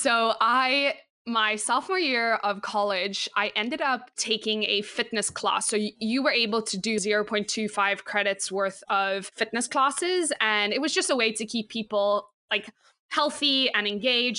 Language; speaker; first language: English; native; English